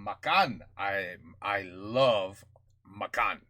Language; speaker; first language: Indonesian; non-native, learner; English